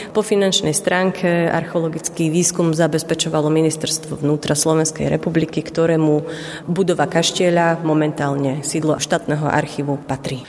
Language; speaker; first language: Slovak; native; Slovak